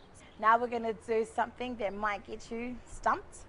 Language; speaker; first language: English; native; English